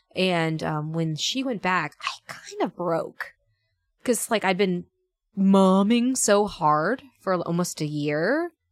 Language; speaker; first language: English; native; English